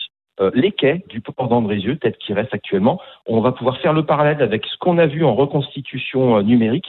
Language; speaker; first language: French; native; French